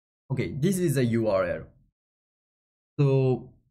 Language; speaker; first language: English; non-native, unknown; Japanese